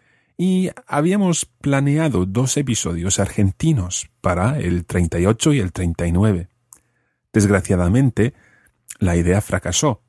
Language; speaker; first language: Spanish; non-native, fluent; English